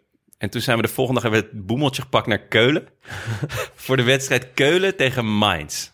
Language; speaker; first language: Dutch; native; Dutch